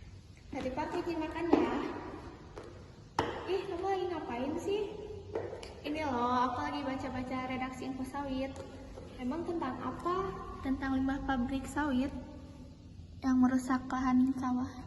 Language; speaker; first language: Indonesian; native; Indonesian